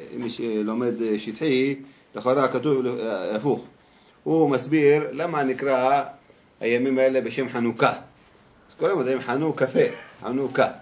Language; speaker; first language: Hebrew; native; Hebrew